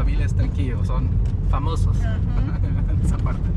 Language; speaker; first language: Spanish; non-native, fluent; English